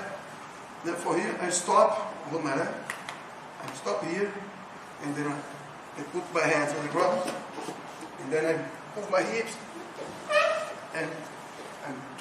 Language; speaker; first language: English; non-native, learner; Portuguese